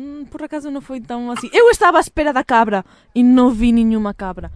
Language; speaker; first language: Portuguese; non-native, fluent; Catalan